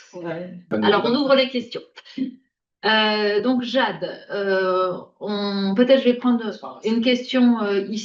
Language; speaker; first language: French; native; French